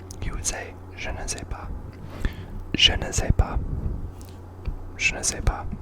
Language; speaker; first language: French; non-native, learner; English